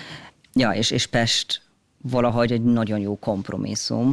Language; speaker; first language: Hungarian; early bilingual, heritage; German